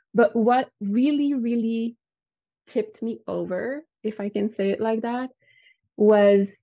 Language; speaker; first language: English; non-native, fluent; French